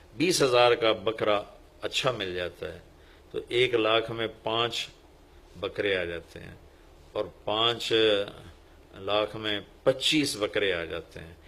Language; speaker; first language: Urdu; non-native, local second language; Punjabi